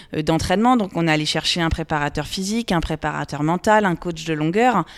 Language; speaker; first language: French; native; French